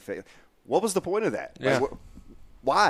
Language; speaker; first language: English; native; English